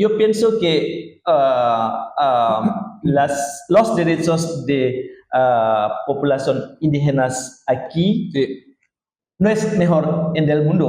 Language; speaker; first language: Spanish; non-native, learner; Indonesian